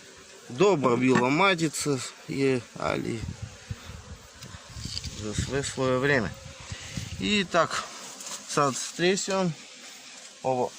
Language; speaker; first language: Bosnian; non-native, learner; Russian